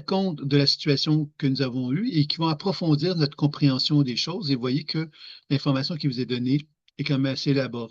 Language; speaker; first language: French; native; French